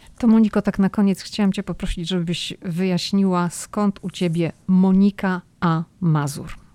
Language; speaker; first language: Polish; native; Polish